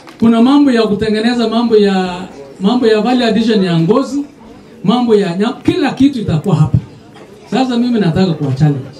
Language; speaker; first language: Swahili; non-native, local second language; Kalenjin